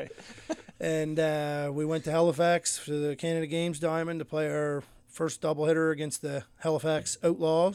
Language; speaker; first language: English; native; English